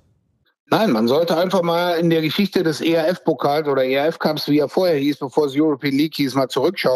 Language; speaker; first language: German; native; German